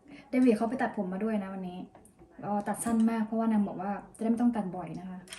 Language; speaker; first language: Thai; native; Thai